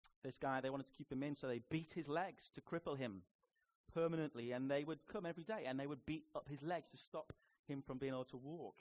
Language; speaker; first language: English; native; English